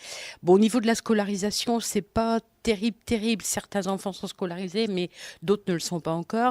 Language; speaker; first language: French; native; French